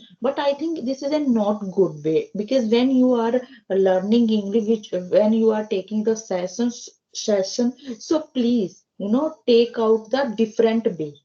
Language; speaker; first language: English; non-native, learner; Hindi